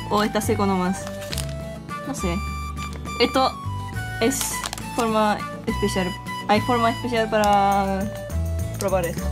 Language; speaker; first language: Spanish; non-native, fluent; Japanese